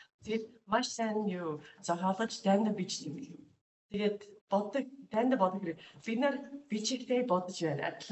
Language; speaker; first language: Mongolian; non-native, learner; English